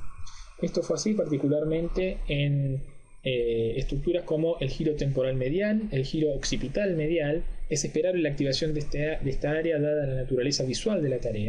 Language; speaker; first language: Spanish; native; Spanish